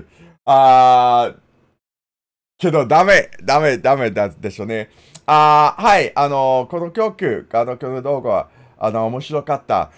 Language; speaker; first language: Japanese; non-native, learner; English